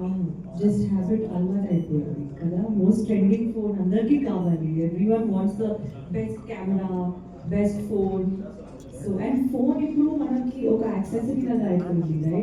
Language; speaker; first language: Telugu; non-native, learner; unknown